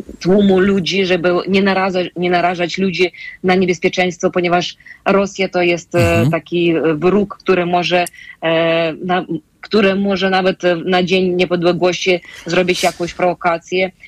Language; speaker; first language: Polish; non-native, fluent; Ukrainian